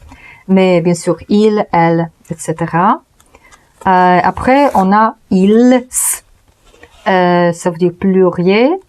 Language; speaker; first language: French; non-native, fluent; Polish